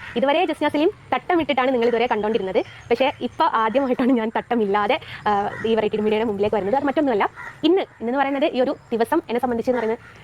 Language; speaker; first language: Malayalam; native; Malayalam